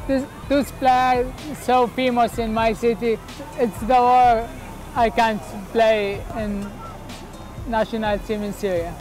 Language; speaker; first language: English; non-native, learner; Arabic